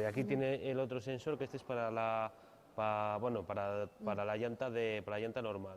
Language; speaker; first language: Spanish; native; Spanish